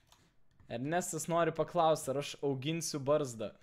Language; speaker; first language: Lithuanian; native; Lithuanian